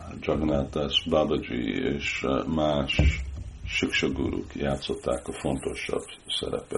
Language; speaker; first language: Hungarian; early bilingual, heritage; Hungarian